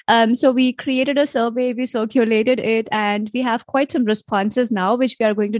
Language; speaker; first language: English; non-native, local second language; Hindi